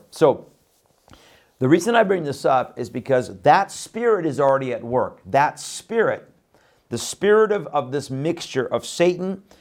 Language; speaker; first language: English; non-native, fluent; Persian